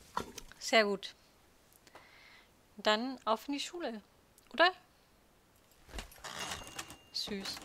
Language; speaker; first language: German; native; German